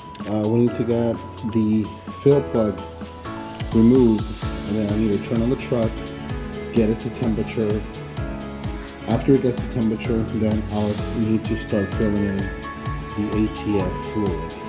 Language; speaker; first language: English; native; English